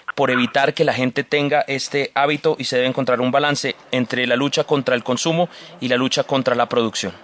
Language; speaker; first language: Spanish; native; Spanish